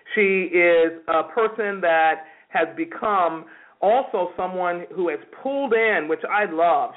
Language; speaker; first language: English; native; English